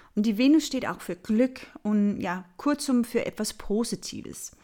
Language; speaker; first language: German; non-native, fluent; Danish